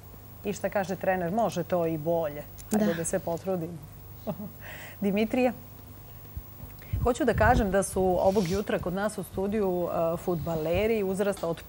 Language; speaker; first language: Serbian; native; Serbian